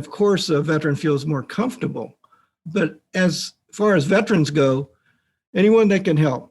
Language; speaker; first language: English; native; English